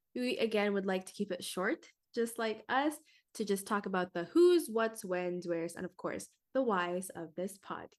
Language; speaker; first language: English; early bilingual, other home language; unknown